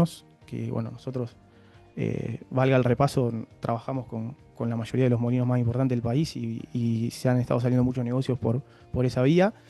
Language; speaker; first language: Spanish; native; Spanish